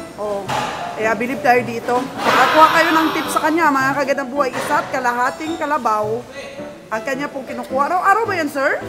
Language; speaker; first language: Filipino; non-native, local second language; Cebuano